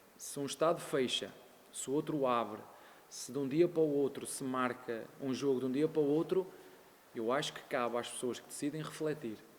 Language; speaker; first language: Portuguese; native; Portuguese